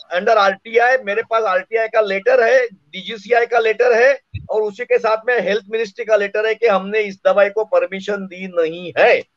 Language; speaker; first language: Hindi; non-native, local second language; Marathi